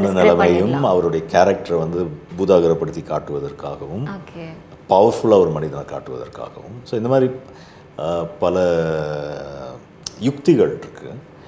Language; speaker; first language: Tamil; native; Tamil